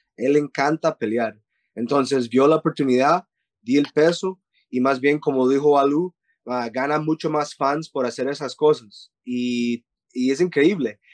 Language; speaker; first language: Spanish; early bilingual, heritage; Spanish